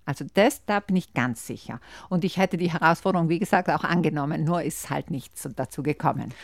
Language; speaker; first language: German; native; German